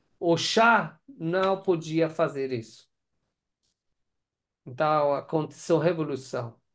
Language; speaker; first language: Portuguese; non-native, learner; Persian